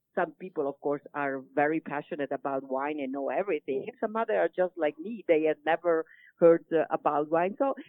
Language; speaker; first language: English; non-native, fluent; Italian